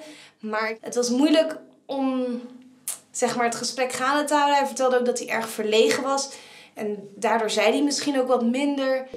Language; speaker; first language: Dutch; native; Dutch